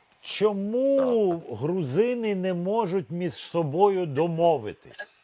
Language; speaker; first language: Ukrainian; native; Ukrainian